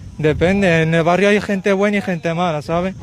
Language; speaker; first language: Spanish; native; Spanish